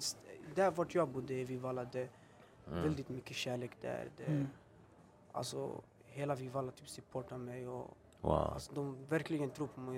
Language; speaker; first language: Swedish; early bilingual, other home language; Albanian